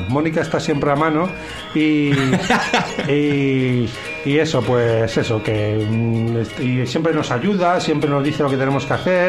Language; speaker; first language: Spanish; native; Spanish